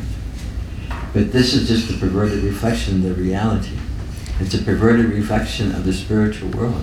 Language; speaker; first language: English; native; English